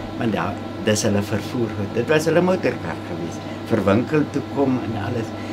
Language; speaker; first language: Afrikaans; native; Afrikaans